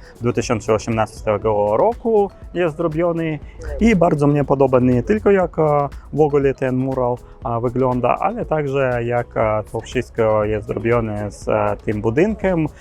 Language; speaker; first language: Polish; non-native, learner; Ukrainian